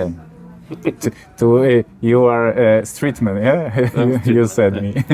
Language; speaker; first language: English; non-native, learner; Polish